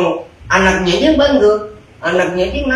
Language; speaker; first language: Indonesian; native; Indonesian